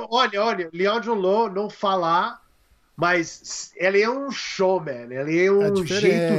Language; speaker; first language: Portuguese; non-native, learner; English